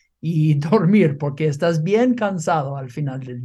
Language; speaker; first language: Spanish; non-native, fluent; English